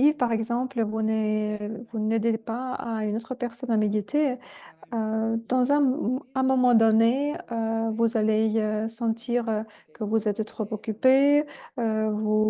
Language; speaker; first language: French; non-native, fluent; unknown